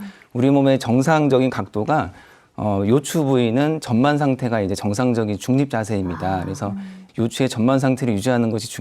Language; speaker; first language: Korean; native; Korean